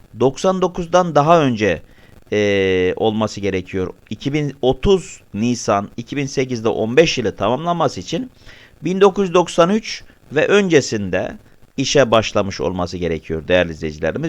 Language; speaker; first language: Turkish; native; Turkish